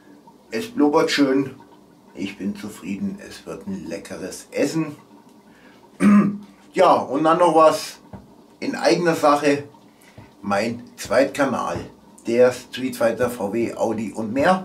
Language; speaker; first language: German; native; German